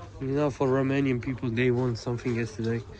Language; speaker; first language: English; non-native, learner; Turkish